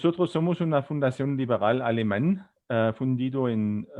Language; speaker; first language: Spanish; non-native, fluent; German